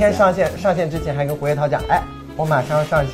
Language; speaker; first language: Chinese; native; Chinese